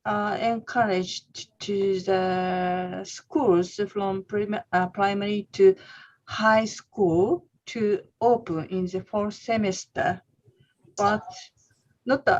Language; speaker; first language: English; non-native, learner; Japanese